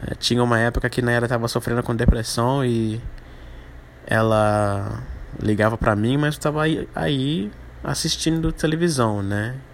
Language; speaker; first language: Portuguese; non-native, fluent; English